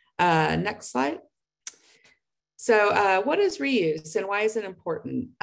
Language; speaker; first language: English; native; English